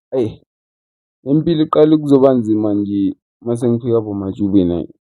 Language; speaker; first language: Zulu; non-native, local second language; Xhosa